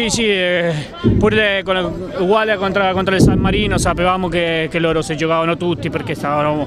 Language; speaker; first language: Italian; non-native, fluent; Spanish